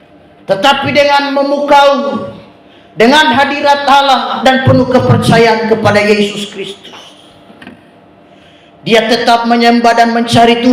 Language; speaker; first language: Indonesian; native; Indonesian